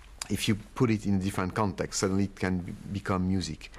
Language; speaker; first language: English; non-native, fluent; French